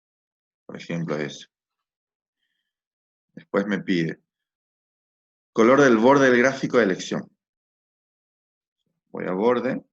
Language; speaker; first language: Spanish; native; Spanish